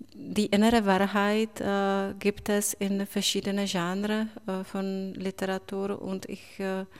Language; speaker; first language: German; non-native, fluent; Czech